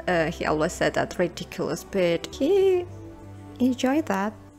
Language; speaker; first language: English; non-native, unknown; Indonesian